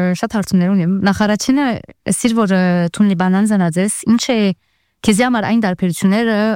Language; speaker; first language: Armenian; early bilingual, heritage; Armenian